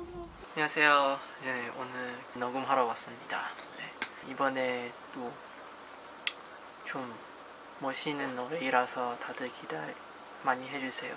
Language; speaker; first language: Korean; non-native, fluent; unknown